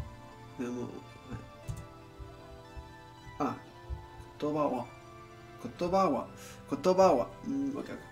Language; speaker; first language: Japanese; non-native, learner; English